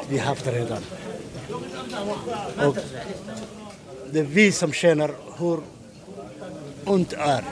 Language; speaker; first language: Swedish; non-native, learner; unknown